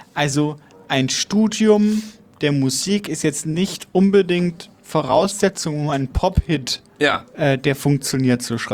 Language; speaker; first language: German; native; German